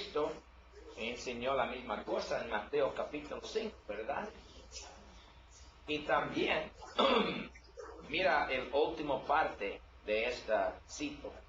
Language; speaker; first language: Spanish; non-native, learner; English